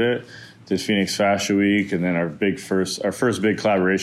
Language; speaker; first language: English; native; English